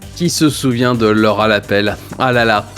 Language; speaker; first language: French; native; French